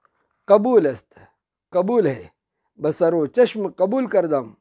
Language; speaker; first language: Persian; non-native, fluent; Urdu